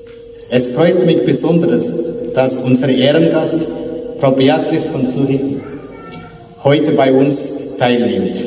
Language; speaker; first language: German; non-native, fluent; Malayalam